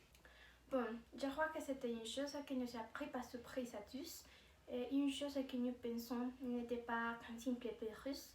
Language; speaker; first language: French; non-native, learner; Spanish